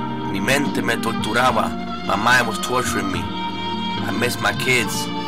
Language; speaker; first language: English; non-native, fluent; Spanish